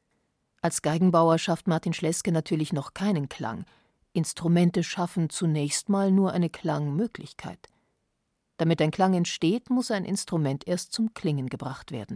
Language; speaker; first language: German; native; German